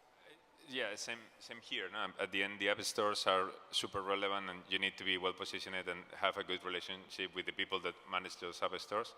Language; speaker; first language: English; non-native, fluent; Spanish